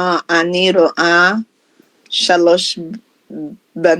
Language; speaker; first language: Hebrew; non-native, learner; English